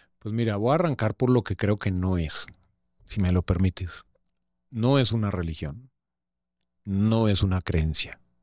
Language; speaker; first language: Spanish; native; Spanish